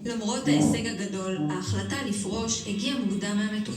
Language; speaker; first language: Hebrew; native; Hebrew